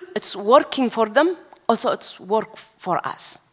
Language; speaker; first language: English; non-native, learner; Tigrinya